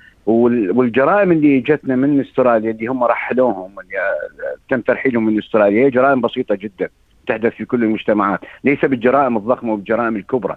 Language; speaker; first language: Arabic; native; Arabic